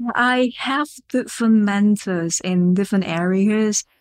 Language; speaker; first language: English; non-native, local second language; Cantonese